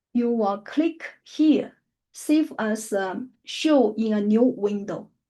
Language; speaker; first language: English; non-native, fluent; Chinese